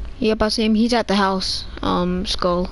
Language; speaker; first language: English; native; English